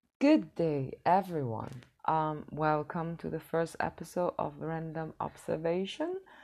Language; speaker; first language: English; non-native, fluent; Cantonese